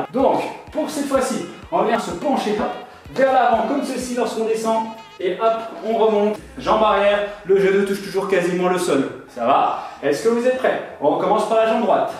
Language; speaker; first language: French; native; French